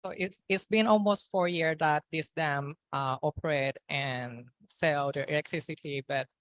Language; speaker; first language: English; non-native, fluent; Thai